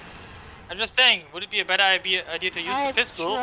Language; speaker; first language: English; native; English